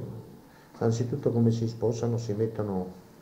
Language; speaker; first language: Italian; native; Italian